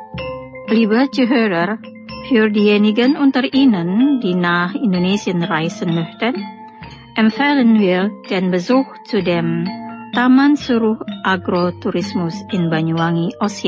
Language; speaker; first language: German; non-native, fluent; Indonesian